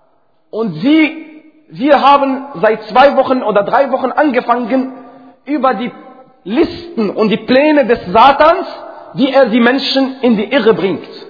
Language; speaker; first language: German; non-native, fluent; Arabic